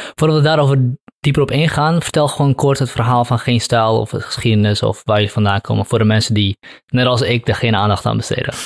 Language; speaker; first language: Dutch; early bilingual, other home language; Kurdish